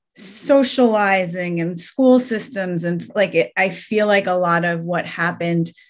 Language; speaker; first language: English; early bilingual, other home language; Persian